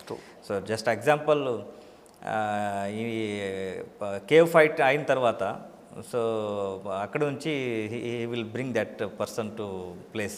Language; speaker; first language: Telugu; non-native, learner; Kannada